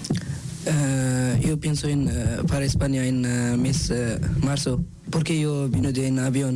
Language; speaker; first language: Spanish; non-native, learner; Arabic